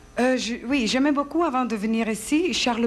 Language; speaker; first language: French; non-native, fluent; Italian